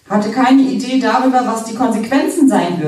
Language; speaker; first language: German; native; German